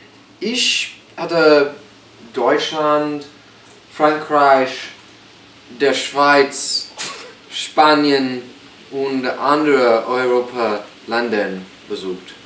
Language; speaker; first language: German; non-native, learner; English